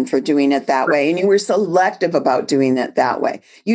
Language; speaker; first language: English; native; English